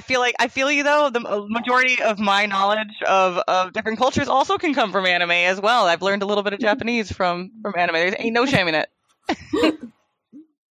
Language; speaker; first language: English; native; English